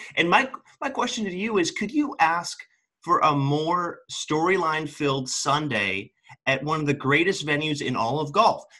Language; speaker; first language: English; native; English